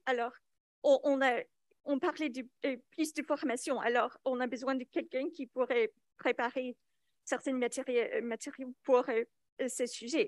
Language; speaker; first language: French; non-native, local second language; English